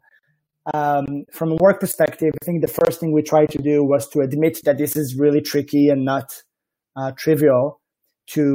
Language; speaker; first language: English; non-native, fluent; Hebrew